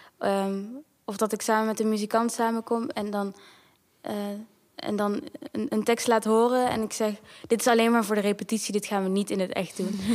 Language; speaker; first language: Dutch; early bilingual, other home language; Kinyarwanda